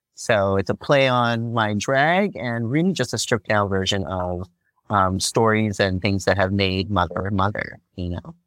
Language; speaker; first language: English; native; English